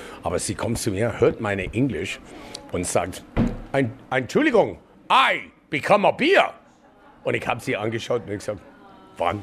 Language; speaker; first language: German; non-native, learner; English